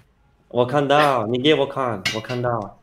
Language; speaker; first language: Chinese; non-native, learner; Russian